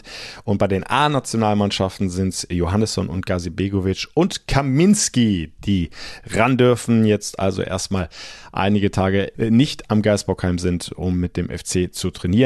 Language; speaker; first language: German; native; German